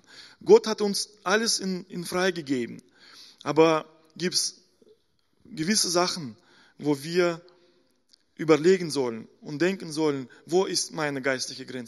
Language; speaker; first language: German; non-native, fluent; Russian